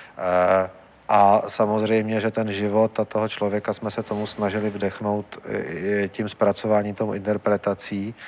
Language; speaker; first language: Czech; native; Czech